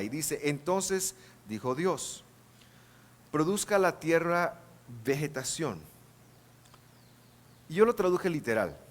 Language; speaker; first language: Spanish; native; Spanish